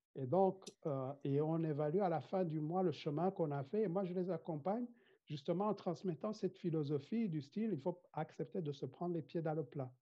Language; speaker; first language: French; non-native, fluent; Kinyarwanda